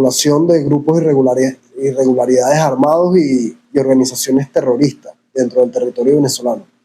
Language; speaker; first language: Spanish; native; Spanish